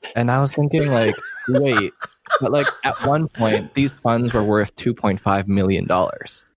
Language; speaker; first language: English; non-native, local second language; Cantonese